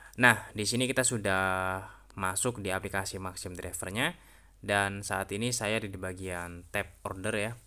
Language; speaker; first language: Indonesian; native; Indonesian